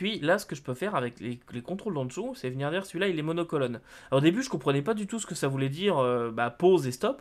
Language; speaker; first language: French; native; French